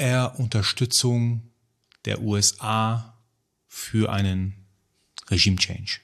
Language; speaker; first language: German; early bilingual, other home language; Persian